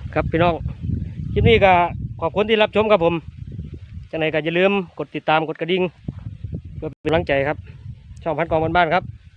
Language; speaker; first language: Thai; native; Thai